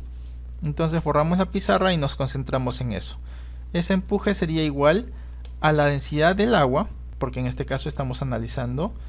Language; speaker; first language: Spanish; native; Spanish